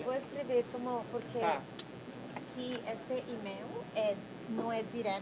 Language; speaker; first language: Portuguese; non-native, learner; Spanish